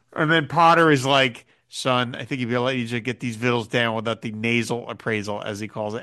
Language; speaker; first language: English; native; English